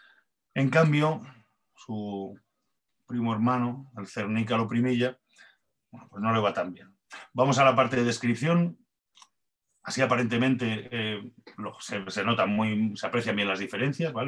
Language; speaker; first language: Spanish; native; Spanish